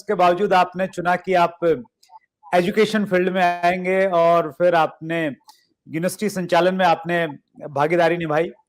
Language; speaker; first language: Hindi; native; Hindi